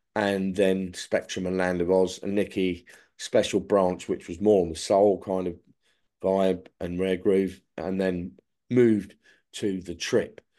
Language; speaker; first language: English; native; English